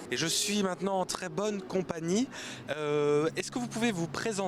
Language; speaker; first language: French; native; French